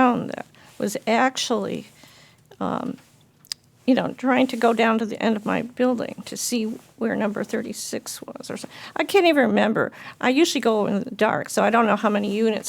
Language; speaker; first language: English; native; English